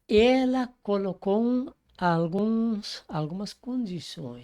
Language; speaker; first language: Portuguese; non-native, fluent; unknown